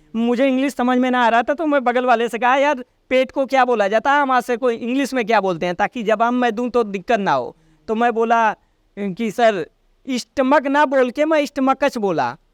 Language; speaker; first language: Hindi; native; Hindi